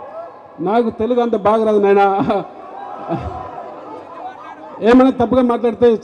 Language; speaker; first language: Telugu; non-native, learner; Tamil